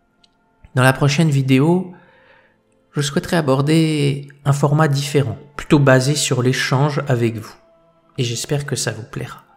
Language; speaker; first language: French; native; French